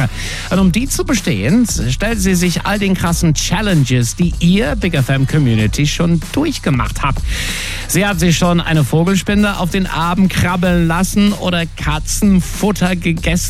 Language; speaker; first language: German; native; German